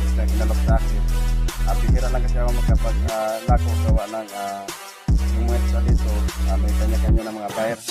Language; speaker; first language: Filipino; non-native, local second language; Cebuano